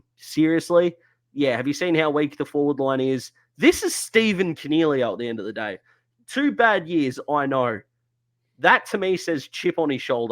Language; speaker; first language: English; native; English